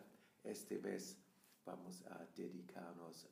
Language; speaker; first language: Spanish; non-native, fluent; German